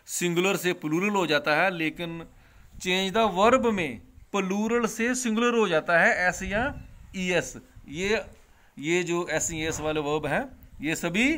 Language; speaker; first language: Hindi; non-native, local second language; Punjabi